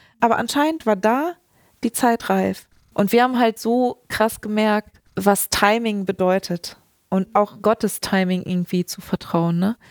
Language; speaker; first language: German; native; German